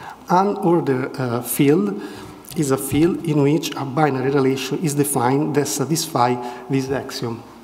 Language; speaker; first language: English; non-native, fluent; Italian